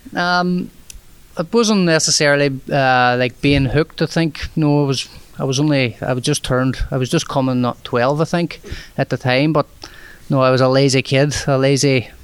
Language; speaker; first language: English; native; English